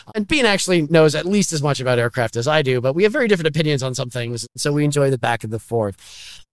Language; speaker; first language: English; native; English